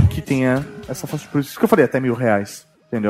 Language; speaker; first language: Portuguese; native; Portuguese